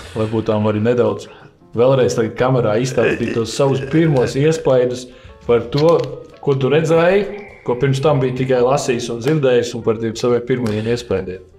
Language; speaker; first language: Latvian; native; Latvian